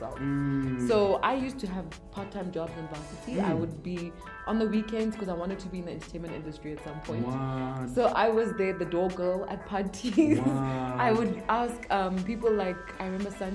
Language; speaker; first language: English; non-native, local second language; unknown